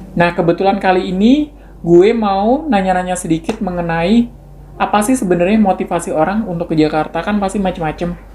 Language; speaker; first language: Indonesian; native; Indonesian